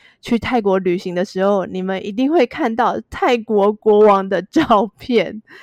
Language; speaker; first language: Chinese; native; Chinese